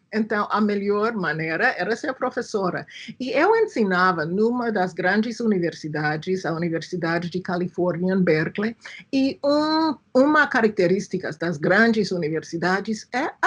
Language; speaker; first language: Portuguese; non-native, fluent; English